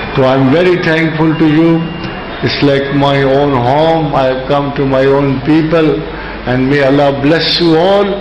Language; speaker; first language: English; non-native, local second language; Urdu